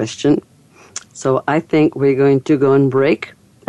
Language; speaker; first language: English; non-native, fluent; French